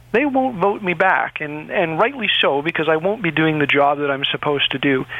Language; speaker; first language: English; native; English